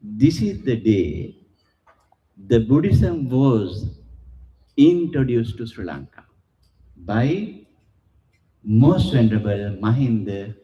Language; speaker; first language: English; non-native, local second language; Sinhala